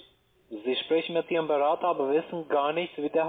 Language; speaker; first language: German; native; German